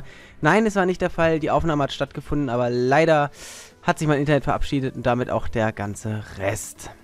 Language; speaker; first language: German; native; German